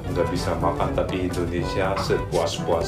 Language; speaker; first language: Indonesian; non-native, fluent; Korean